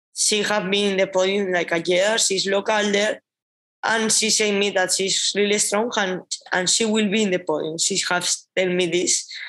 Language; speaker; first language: English; non-native, learner; Spanish